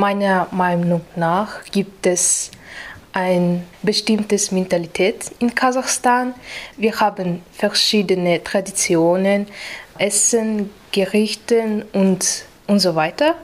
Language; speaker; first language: German; non-native, learner; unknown